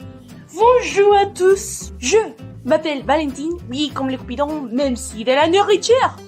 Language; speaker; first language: French; non-native, learner; Spanish